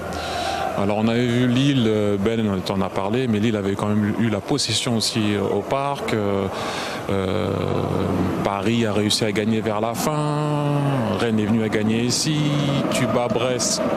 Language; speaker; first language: French; native; French